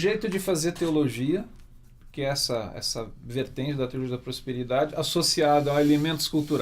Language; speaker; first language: Portuguese; native; Portuguese